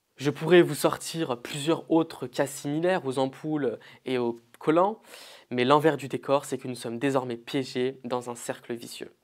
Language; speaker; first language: French; native; French